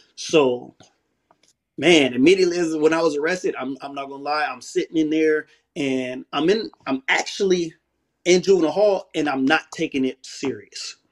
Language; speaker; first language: English; native; English